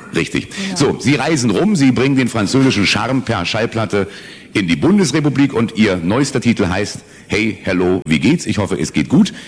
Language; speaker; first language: German; native; German